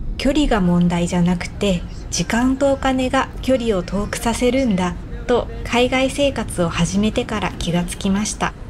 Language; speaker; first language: Japanese; native; Japanese